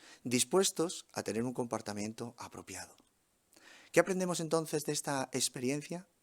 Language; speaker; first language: Spanish; native; Spanish